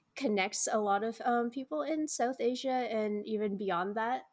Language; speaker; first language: English; native; English